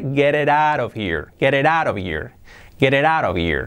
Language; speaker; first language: English; non-native, fluent; Spanish